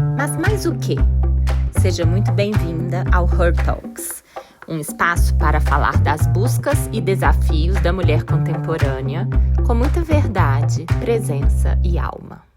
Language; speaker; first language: Portuguese; native; Portuguese